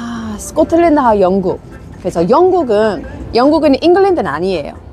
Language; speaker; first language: Korean; non-native, fluent; English